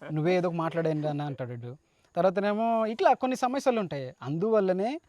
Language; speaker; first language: Telugu; native; Telugu